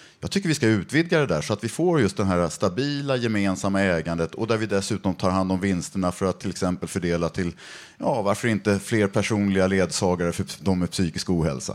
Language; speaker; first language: Swedish; native; Swedish